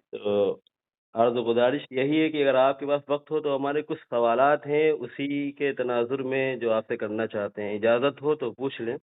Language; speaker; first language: Urdu; native; Urdu